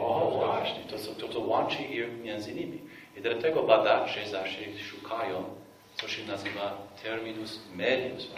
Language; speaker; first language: Polish; non-native, fluent; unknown